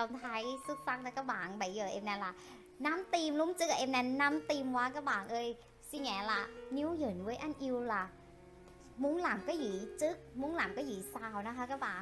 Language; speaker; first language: Vietnamese; non-native, learner; Thai